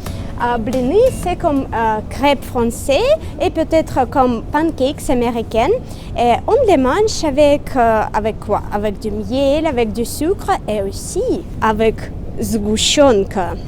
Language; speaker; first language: French; non-native, fluent; Russian